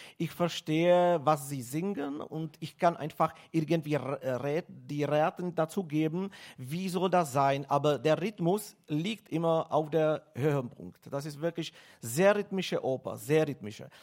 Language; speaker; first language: German; non-native, learner; Czech